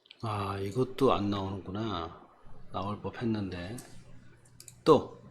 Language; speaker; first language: Korean; native; Korean